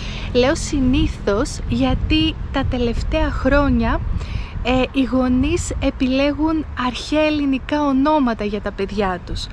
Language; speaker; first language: Greek; native; Greek